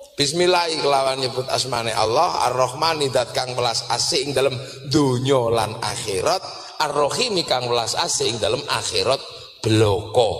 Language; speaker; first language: Indonesian; non-native, local second language; Javanese